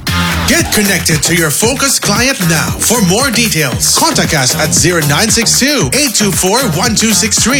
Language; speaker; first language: English; non-native, local second language; Filipino